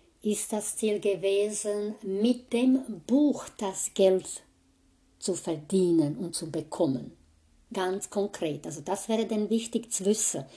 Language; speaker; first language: German; non-native, fluent; Croatian